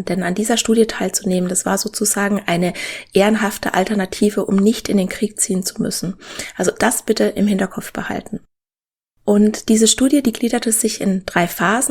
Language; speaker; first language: German; native; German